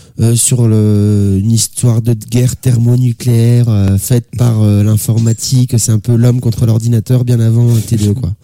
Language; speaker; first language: French; native; French